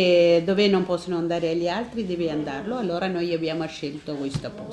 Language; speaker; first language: Italian; non-native, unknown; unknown